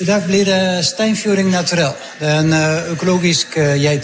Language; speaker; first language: Norwegian; non-native, fluent; Dutch